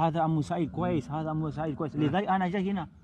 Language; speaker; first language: Arabic; non-native, learner; Indonesian